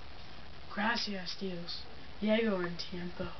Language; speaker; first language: Spanish; non-native, learner; English